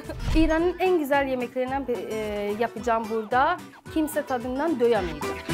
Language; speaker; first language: Turkish; non-native, fluent; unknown